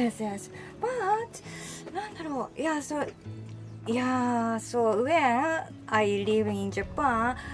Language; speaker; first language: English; non-native, learner; Japanese